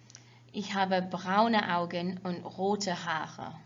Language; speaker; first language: German; non-native, fluent; English